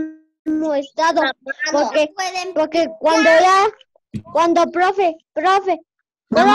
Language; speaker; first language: Spanish; native; Spanish